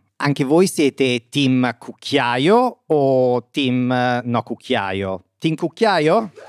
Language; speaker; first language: Italian; native; Italian